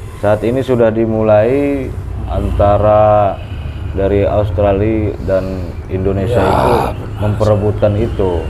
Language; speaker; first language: Indonesian; native; Indonesian